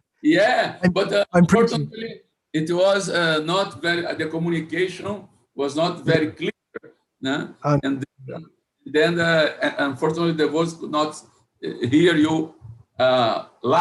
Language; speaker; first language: English; non-native, fluent; Portuguese